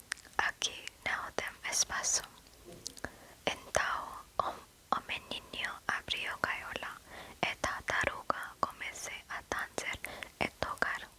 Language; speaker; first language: Portuguese; non-native, learner; English